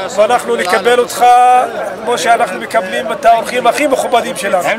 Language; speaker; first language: Hebrew; non-native, local second language; Arabic